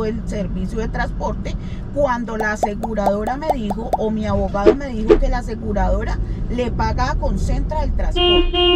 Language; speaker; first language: Spanish; native; Spanish